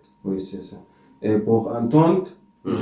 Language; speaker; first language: French; non-native, learner; Arabic